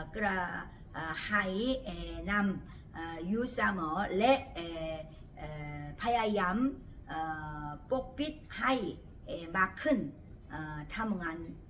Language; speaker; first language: Thai; non-native, fluent; Korean